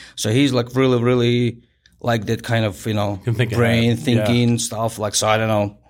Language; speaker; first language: English; non-native, fluent; Ukrainian